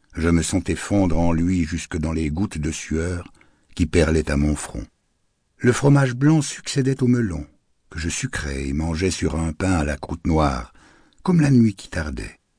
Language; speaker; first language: French; native; French